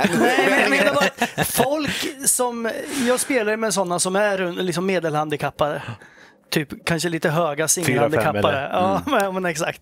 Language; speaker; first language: Swedish; native; Swedish